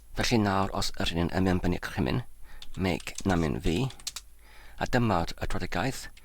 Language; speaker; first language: Welsh; non-native, fluent; German